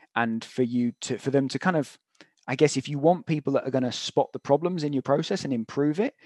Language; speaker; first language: English; native; English